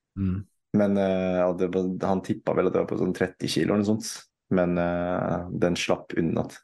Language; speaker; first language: Norwegian; early bilingual, other home language; Filipino